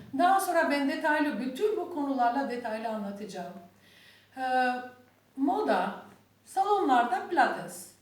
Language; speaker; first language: Turkish; non-native, learner; Albanian